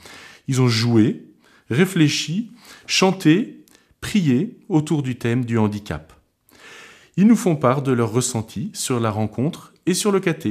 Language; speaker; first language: French; native; French